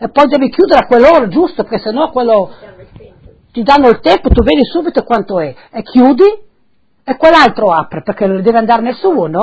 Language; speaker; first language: Italian; non-native, local second language; Friulian